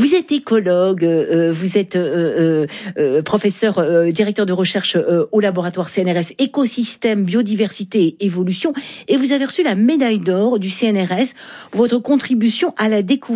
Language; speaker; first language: French; native; French